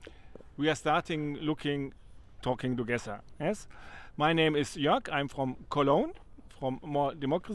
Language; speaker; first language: English; non-native, learner; German